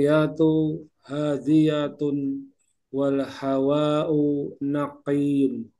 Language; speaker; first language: Arabic; non-native, learner; Indonesian